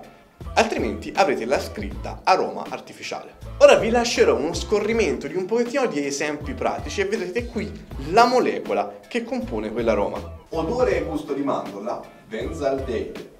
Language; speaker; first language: Italian; native; Italian